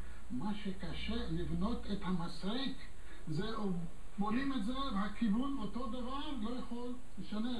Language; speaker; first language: Hebrew; non-native, fluent; English